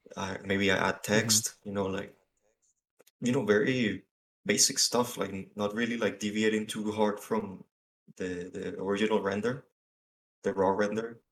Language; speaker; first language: English; non-native, fluent; Spanish